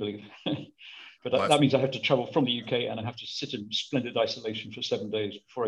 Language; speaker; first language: English; native; English